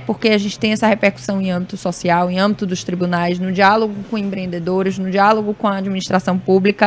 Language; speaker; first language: Portuguese; native; Portuguese